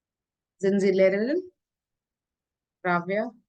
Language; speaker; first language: German; non-native, fluent; Hindi